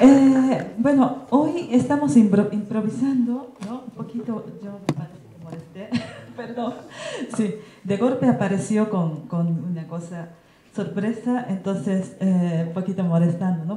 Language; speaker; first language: Spanish; non-native, learner; Japanese